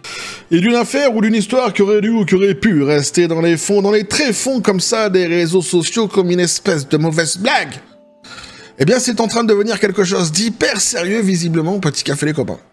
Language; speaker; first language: French; native; French